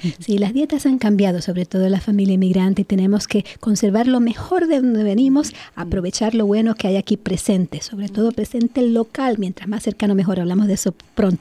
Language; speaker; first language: Spanish; native; Spanish